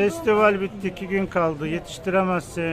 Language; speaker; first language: Turkish; native; Turkish